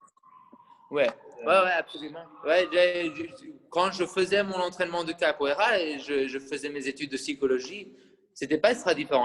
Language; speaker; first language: French; non-native, fluent; English